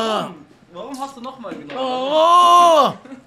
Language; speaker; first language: German; early bilingual, other home language; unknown